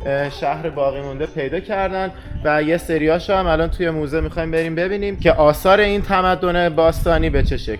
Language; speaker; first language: Persian; native; Persian